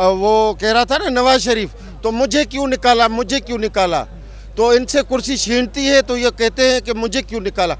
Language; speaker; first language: Urdu; non-native, local second language; Sindhi